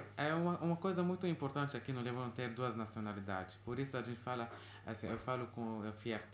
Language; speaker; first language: Portuguese; early bilingual, heritage; Portuguese